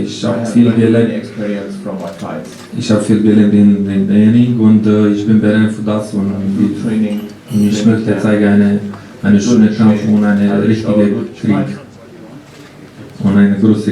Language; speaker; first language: German; non-native, learner; Romanian